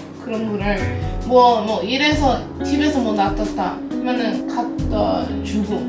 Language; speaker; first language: Korean; non-native, fluent; English